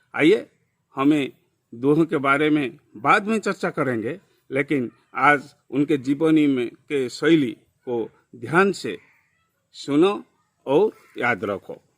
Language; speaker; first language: Hindi; non-native, local second language; Odia